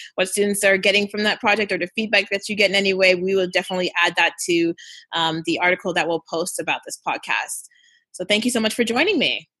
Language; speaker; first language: English; early bilingual, other home language; Yoruba